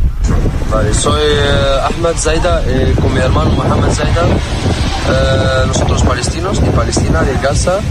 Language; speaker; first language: Spanish; non-native, learner; Arabic